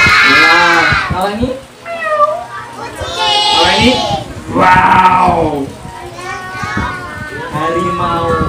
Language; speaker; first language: Indonesian; native; Indonesian